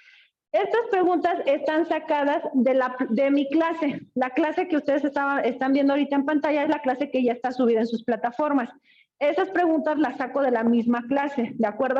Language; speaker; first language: Spanish; native; Spanish